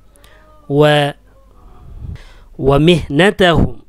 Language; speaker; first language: Urdu; native; Urdu